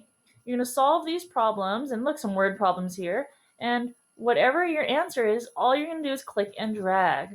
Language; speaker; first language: English; native; English